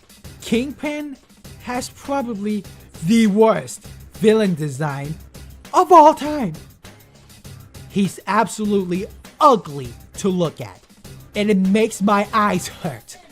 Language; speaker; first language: English; native; English